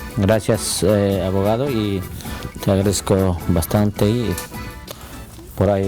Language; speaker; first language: Spanish; non-native, local second language; Quechua